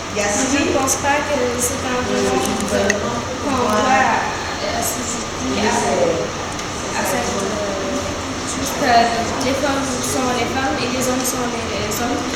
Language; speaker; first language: French; non-native, learner; Arabic